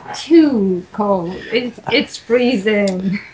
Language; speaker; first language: English; non-native, local second language; Filipino